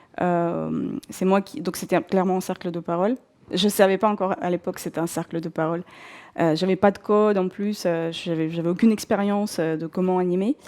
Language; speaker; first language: French; non-native, fluent; Russian